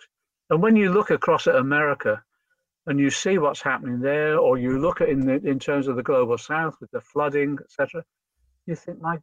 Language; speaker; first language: English; native; English